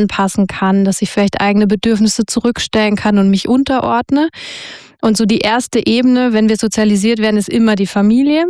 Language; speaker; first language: German; native; German